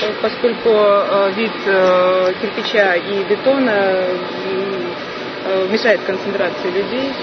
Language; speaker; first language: Russian; native; Russian